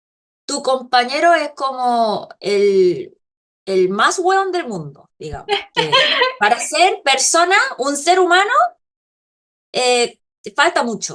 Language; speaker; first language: Spanish; non-native, fluent; Korean